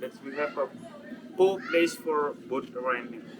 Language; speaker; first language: English; non-native, learner; Indonesian